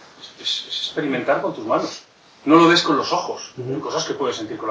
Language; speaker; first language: Spanish; native; Spanish